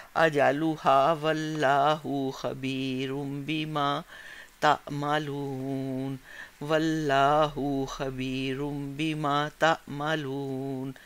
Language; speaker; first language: Arabic; non-native, learner; Hindi